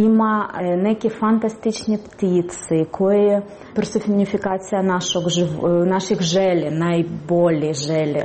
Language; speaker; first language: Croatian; non-native, learner; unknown